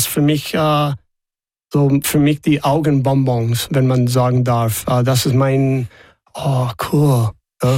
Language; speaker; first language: German; non-native, fluent; English